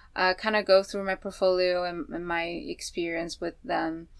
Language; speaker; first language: English; non-native, fluent; Chinese